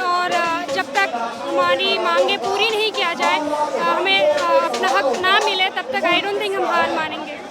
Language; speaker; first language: Hindi; non-native, local second language; Assamese